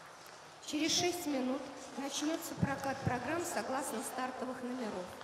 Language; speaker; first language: Russian; native; Russian